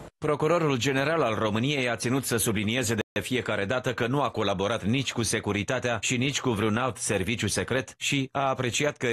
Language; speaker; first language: Romanian; native; Romanian